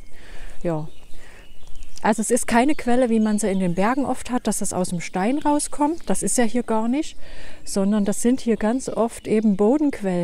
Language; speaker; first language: German; native; German